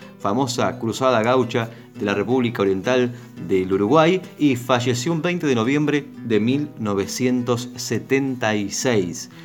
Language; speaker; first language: Spanish; native; Spanish